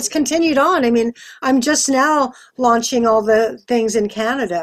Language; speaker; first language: English; native; English